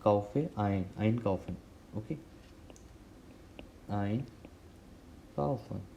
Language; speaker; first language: German; non-native, learner; Hindi